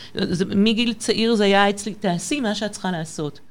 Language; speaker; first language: Hebrew; non-native, fluent; French